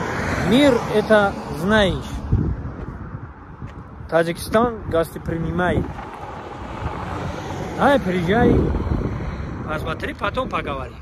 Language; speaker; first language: Russian; non-native, learner; Tajik